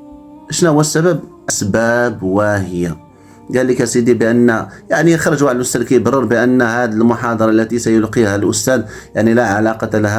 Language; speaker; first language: Arabic; native; Arabic